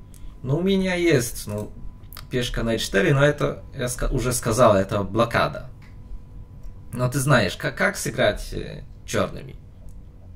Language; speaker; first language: Russian; non-native, learner; Polish